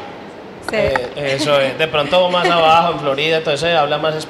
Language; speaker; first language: Spanish; native; Spanish